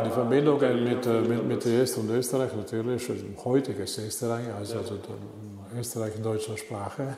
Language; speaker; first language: German; non-native, learner; Italian